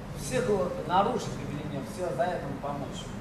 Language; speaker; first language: Russian; non-native, learner; Chinese